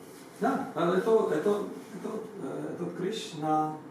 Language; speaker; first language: Russian; non-native, learner; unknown